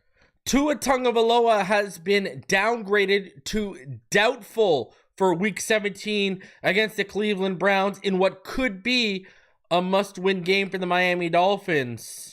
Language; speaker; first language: English; native; English